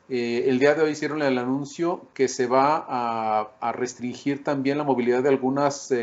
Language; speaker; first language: Spanish; native; Spanish